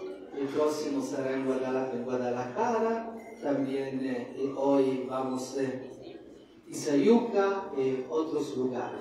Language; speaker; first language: Spanish; non-native, fluent; Italian